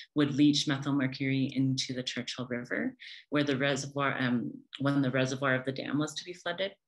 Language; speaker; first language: English; native; English